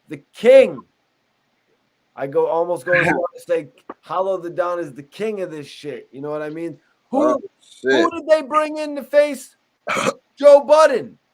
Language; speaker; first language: English; native; English